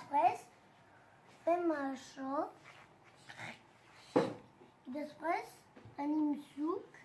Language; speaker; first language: Catalan; non-native, local second language; French